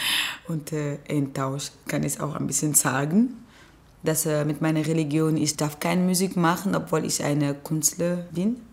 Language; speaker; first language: German; non-native, learner; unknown